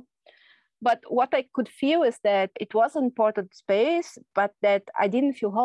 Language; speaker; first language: English; non-native, fluent; Portuguese